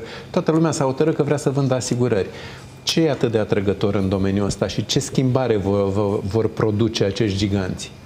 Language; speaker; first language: Romanian; native; Romanian